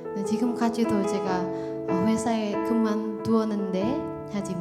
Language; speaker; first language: Korean; non-native, learner; Indonesian